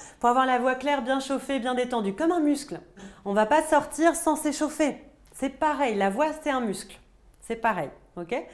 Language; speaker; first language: French; native; French